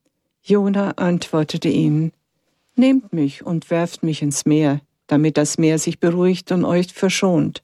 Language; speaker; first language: German; native; German